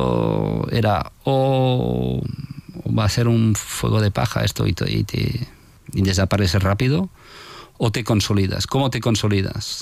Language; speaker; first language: Spanish; non-native, fluent; French